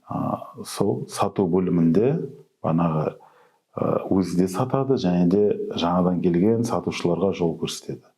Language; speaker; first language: Kazakh; native; Kazakh